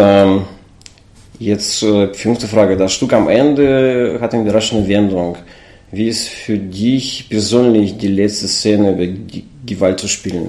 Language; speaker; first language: German; non-native, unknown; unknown